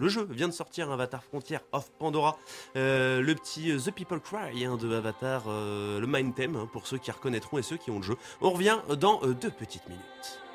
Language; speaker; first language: French; native; French